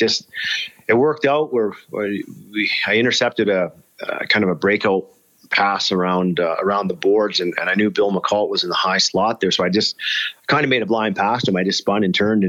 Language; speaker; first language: English; native; English